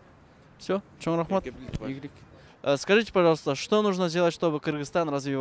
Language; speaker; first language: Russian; non-native, local second language; Kyrgyz